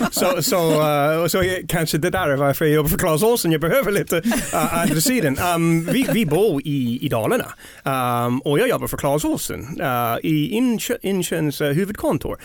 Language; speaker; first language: Swedish; non-native, learner; English